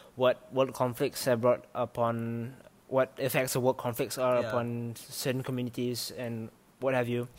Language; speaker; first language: English; non-native, local second language; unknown